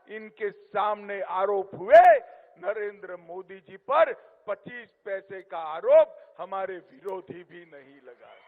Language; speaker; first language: Hindi; non-native, local second language; Gujarati